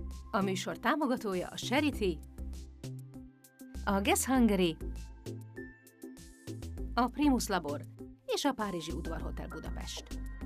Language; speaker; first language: Hungarian; native; Hungarian